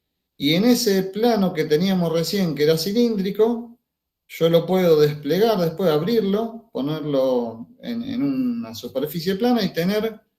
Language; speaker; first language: Spanish; native; Spanish